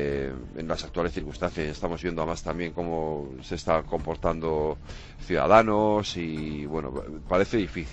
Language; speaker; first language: Spanish; native; Spanish